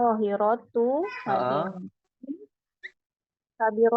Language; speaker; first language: Arabic; non-native, learner; Indonesian